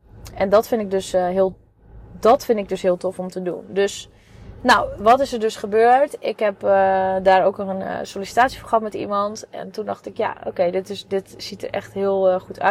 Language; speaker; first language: Dutch; native; Dutch